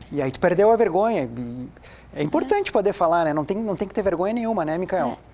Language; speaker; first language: Portuguese; native; Portuguese